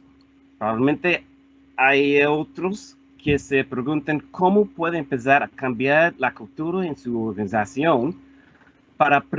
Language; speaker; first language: Spanish; non-native, fluent; English